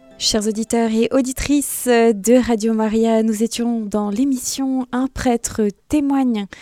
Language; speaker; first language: French; non-native, local second language; Arabic